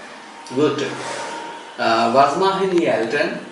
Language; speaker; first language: German; non-native, fluent; Telugu